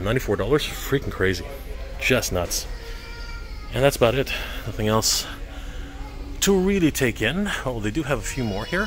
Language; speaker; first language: English; native; English